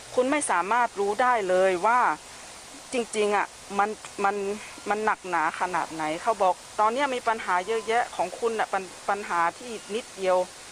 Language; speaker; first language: Thai; native; Thai